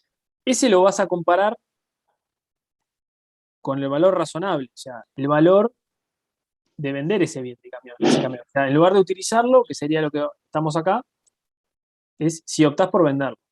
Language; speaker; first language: Spanish; native; Spanish